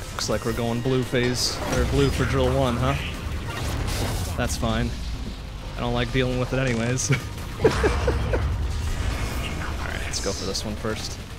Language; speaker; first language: English; native; English